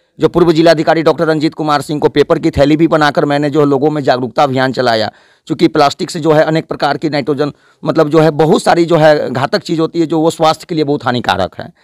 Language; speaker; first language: Hindi; native; Hindi